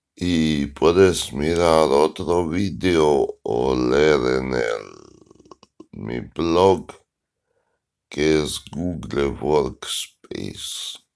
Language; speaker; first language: Spanish; non-native, learner; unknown